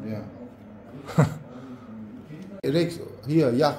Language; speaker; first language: German; non-native, learner; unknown